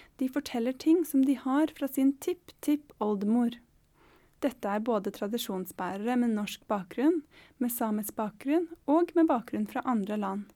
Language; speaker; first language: Norwegian; native; Norwegian